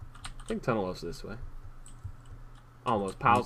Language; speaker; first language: English; native; English